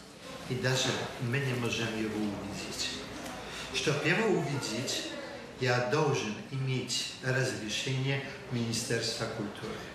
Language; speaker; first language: Russian; non-native, learner; Polish